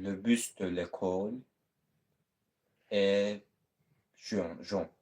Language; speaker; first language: French; non-native, learner; Azerbaijani